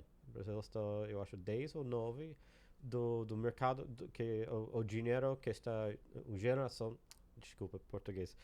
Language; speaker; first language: Portuguese; non-native, learner; English